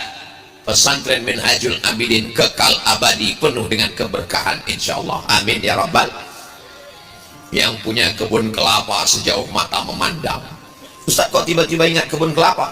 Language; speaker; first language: Indonesian; native; Indonesian